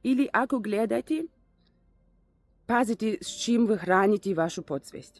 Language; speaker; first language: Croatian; non-native, learner; Russian